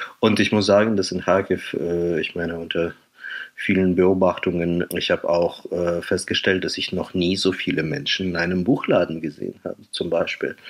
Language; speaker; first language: German; non-native, fluent; Russian